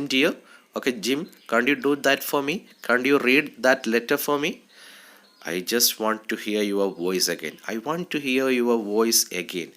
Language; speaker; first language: English; non-native, local second language; Malayalam